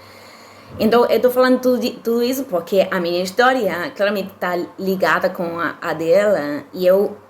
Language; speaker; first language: Portuguese; non-native, fluent; Spanish